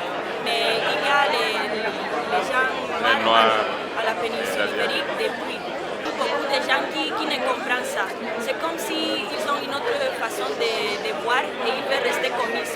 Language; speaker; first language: French; non-native, fluent; Spanish